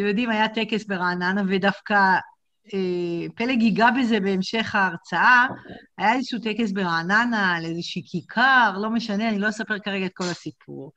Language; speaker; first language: Hebrew; native; Hebrew